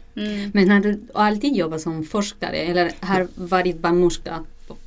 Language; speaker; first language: Swedish; non-native, fluent; Spanish